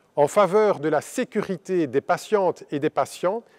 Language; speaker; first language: French; native; French